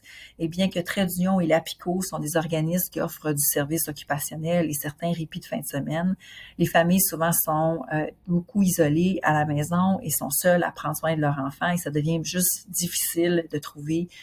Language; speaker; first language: French; native; French